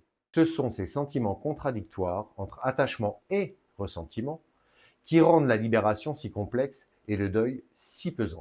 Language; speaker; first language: French; native; French